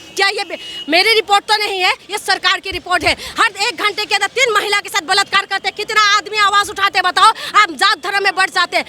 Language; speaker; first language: Hindi; non-native, local second language; Assamese